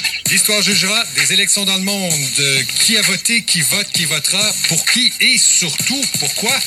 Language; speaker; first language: French; native; French